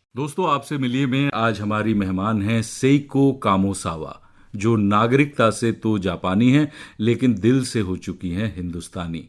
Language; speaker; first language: Hindi; native; Hindi